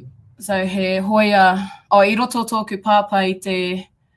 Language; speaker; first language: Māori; non-native, local second language; English